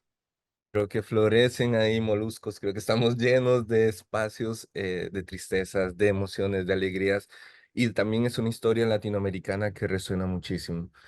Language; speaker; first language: Spanish; native; Spanish